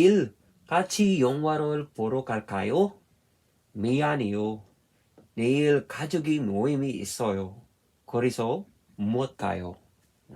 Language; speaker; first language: Korean; non-native, fluent; Filipino